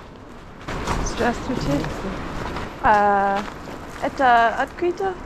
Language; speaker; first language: Russian; non-native, learner; English